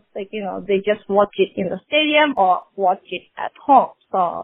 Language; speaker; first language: English; non-native, fluent; Japanese